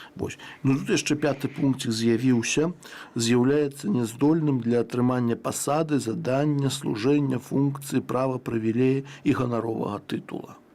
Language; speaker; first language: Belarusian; native; Belarusian